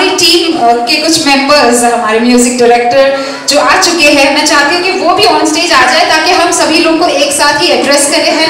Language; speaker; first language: Hindi; native; Hindi